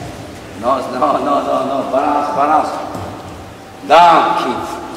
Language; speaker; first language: English; non-native, learner; Japanese